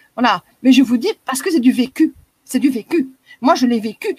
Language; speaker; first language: French; native; French